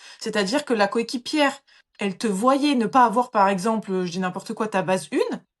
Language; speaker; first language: French; native; French